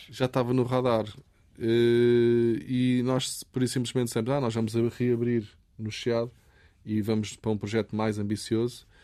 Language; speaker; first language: Portuguese; native; Portuguese